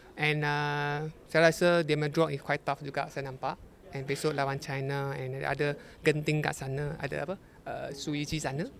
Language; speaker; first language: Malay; non-native, local second language; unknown